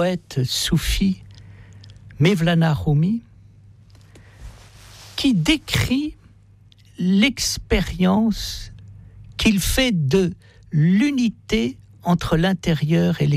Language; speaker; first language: French; native; French